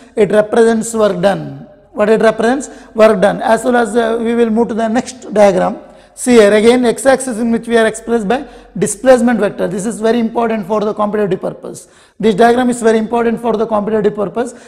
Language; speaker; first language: English; non-native, local second language; Kannada